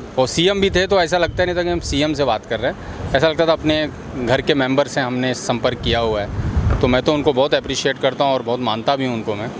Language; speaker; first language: Hindi; native; Hindi